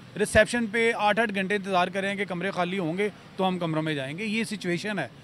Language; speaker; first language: Urdu; native; Urdu